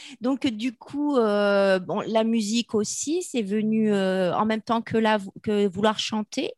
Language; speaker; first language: French; native; French